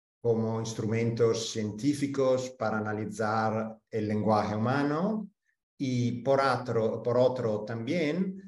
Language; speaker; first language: Spanish; non-native, fluent; Italian